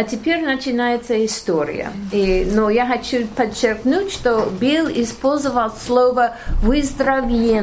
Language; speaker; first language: Russian; non-native, learner; English